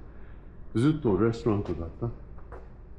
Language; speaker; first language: Japanese; non-native, learner; English